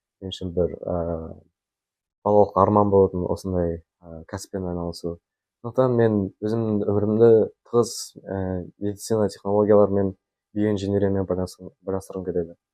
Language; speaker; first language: Kazakh; native; Kazakh